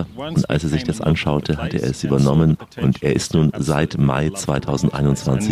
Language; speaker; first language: German; native; German